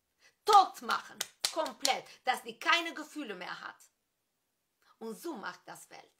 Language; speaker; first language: German; non-native, fluent; Albanian